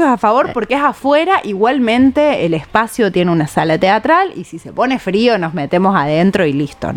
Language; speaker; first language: Spanish; native; Spanish